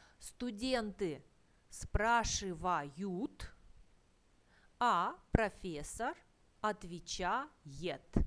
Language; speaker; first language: Russian; non-native, fluent; Turkish